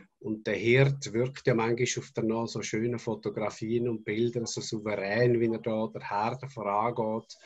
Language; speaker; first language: German; native; German